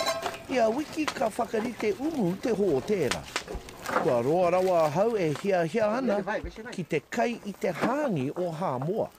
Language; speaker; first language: Māori; non-native, local second language; English